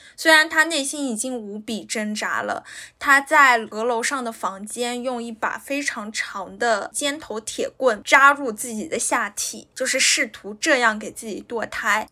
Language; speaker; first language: Chinese; native; Chinese